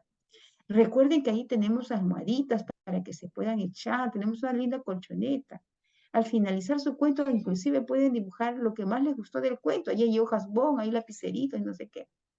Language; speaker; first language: Spanish; native; Spanish